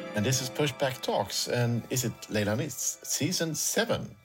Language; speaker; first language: English; non-native, fluent; Swedish